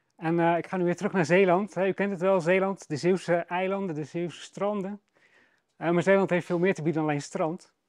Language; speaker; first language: Dutch; native; Dutch